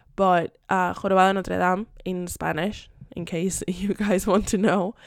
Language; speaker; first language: English; non-native, fluent; Spanish